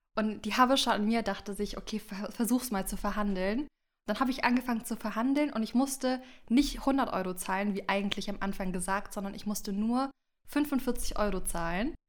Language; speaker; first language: German; early bilingual, other home language; Amharic